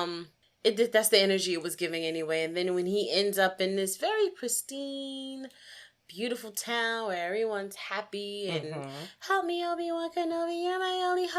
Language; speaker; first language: English; native; English